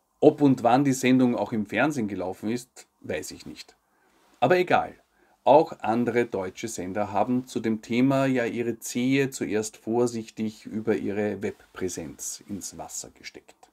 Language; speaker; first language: German; native; German